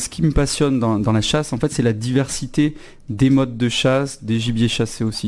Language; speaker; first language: French; native; French